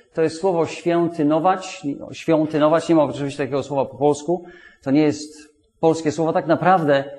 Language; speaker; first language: Polish; non-native, fluent; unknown